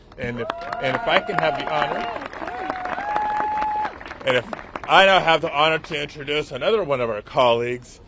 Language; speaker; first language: English; early bilingual, other home language; Spanish